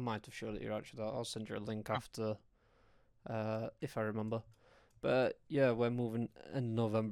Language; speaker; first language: English; native; English